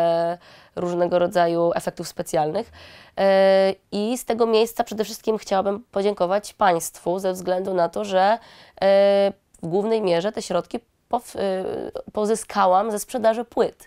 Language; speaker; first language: Polish; native; Polish